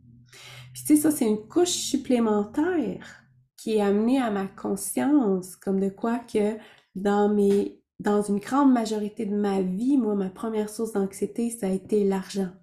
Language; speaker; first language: French; native; French